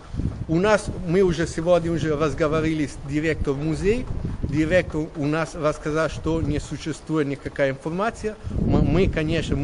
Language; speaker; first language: Russian; non-native, learner; Italian